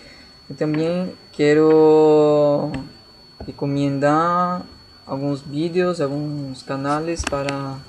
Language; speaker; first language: Spanish; non-native, learner; Portuguese